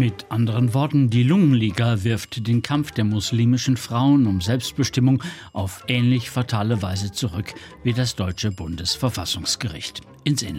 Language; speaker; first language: German; native; German